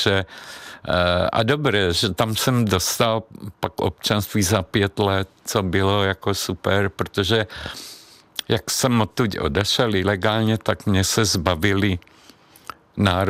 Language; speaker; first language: Czech; non-native, fluent; Hungarian